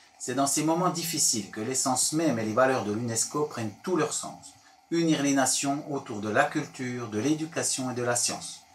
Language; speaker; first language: French; native; French